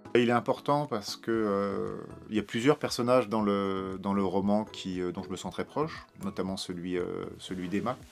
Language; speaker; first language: French; native; French